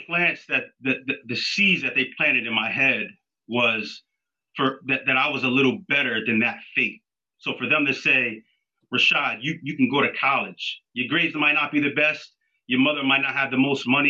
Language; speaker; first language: English; native; English